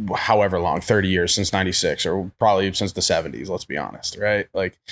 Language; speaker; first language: English; native; English